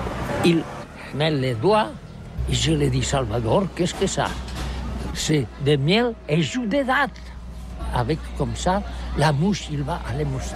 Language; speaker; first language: French; non-native, learner; Catalan